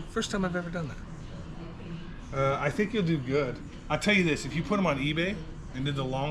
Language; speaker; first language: English; native; English